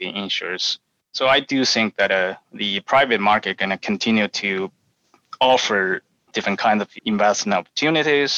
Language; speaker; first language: English; non-native, fluent; Chinese